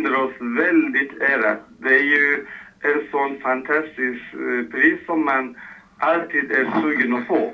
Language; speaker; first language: Swedish; non-native, fluent; Persian